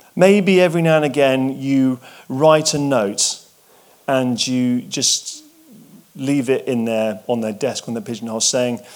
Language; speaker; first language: English; native; English